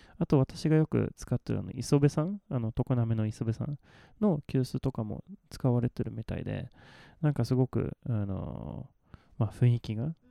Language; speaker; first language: Japanese; non-native, fluent; Swedish